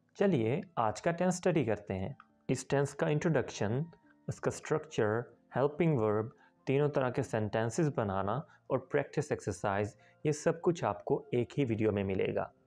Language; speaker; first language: Urdu; native; Urdu